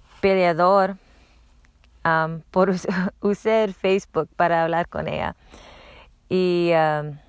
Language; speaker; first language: Spanish; non-native, learner; English